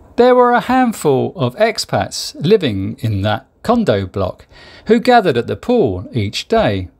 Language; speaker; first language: English; native; English